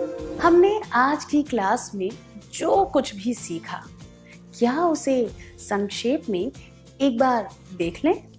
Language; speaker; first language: Hindi; native; Hindi